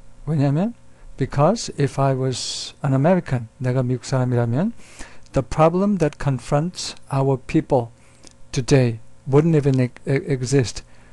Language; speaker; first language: English; non-native, fluent; Korean